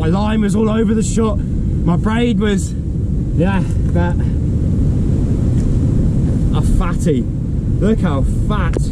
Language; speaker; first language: English; native; English